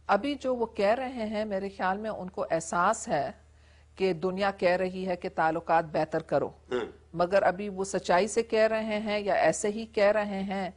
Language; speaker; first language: Urdu; non-native, local second language; English